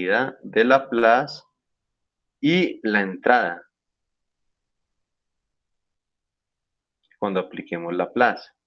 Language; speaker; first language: Spanish; native; Spanish